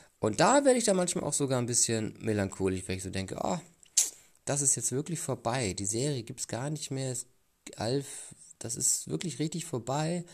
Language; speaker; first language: German; native; German